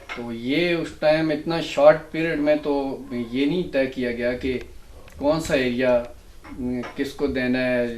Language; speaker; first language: Urdu; non-native, local second language; Punjabi